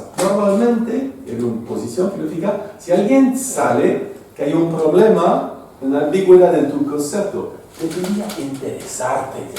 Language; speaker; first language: Spanish; non-native, fluent; French